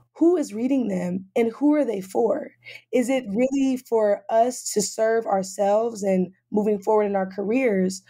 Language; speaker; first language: English; native; English